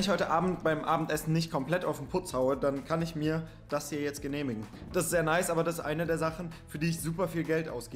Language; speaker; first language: German; native; German